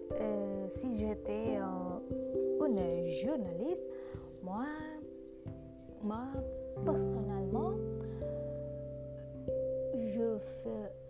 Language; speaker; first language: French; non-native, learner; Indonesian